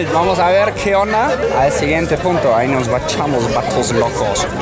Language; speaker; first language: Spanish; non-native, fluent; German